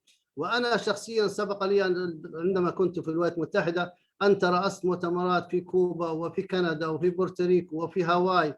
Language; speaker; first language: Arabic; native; Arabic